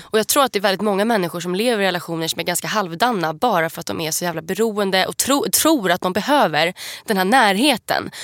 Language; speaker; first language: Swedish; native; Swedish